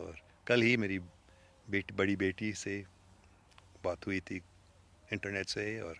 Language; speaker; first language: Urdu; non-native, fluent; English